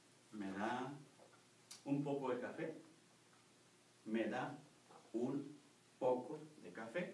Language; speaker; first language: Spanish; native; Spanish